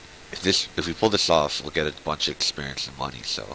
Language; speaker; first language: English; native; English